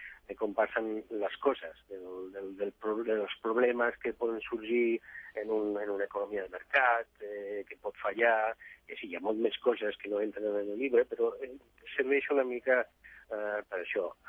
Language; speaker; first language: Catalan; non-native, fluent; Italian